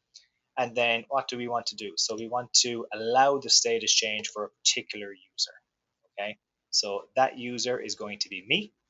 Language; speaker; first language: English; native; English